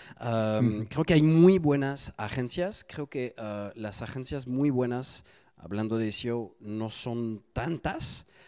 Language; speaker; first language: Spanish; non-native, fluent; French